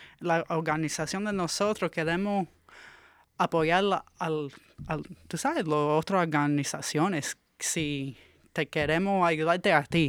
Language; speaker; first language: Spanish; early bilingual, heritage; English